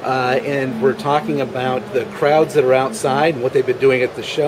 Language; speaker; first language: English; native; English